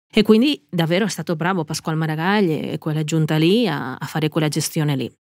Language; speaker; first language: Italian; non-native, fluent; Catalan